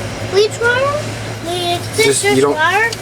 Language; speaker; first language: English; native; English